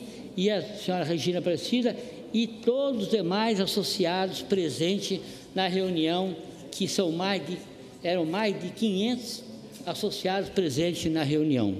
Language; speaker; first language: Portuguese; native; Portuguese